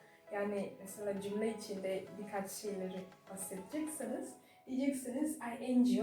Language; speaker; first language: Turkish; non-native, fluent; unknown